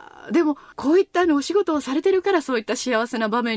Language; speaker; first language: Japanese; native; Japanese